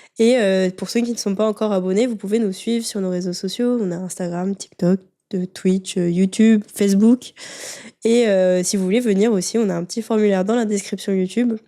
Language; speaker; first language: French; native; French